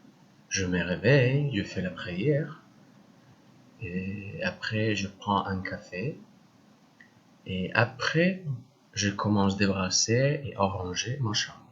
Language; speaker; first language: French; non-native, learner; Spanish